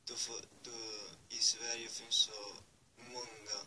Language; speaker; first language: Swedish; non-native, learner; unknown